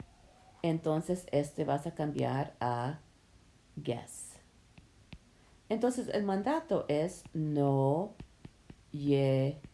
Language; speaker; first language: Spanish; non-native, fluent; English